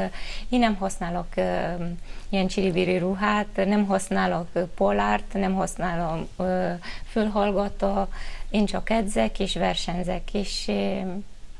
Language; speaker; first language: Hungarian; non-native, fluent; Romanian